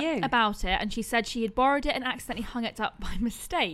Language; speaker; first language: English; native; English